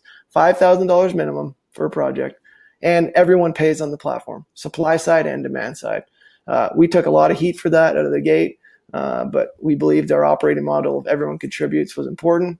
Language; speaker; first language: English; native; English